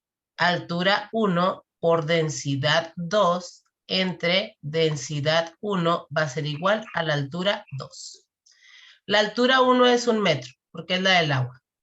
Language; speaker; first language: Spanish; native; Spanish